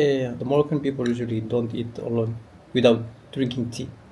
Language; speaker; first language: English; non-native, learner; Arabic